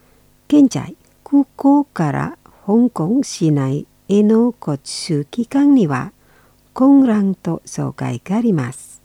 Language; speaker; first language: Japanese; non-native, fluent; Indonesian